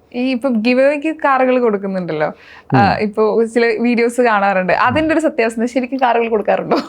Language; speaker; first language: Malayalam; native; Malayalam